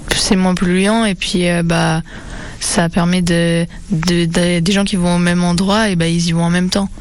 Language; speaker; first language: French; native; French